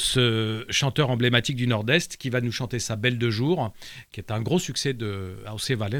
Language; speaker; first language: French; native; French